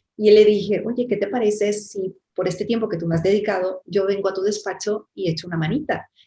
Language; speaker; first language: Spanish; native; Spanish